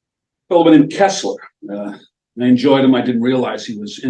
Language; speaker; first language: English; native; English